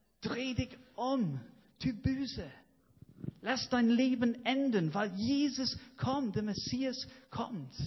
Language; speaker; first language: German; non-native, fluent; English